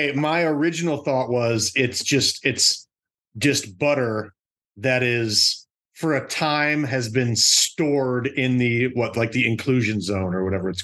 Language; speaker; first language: English; native; English